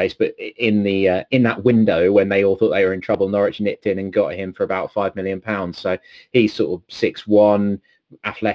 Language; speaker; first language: English; native; English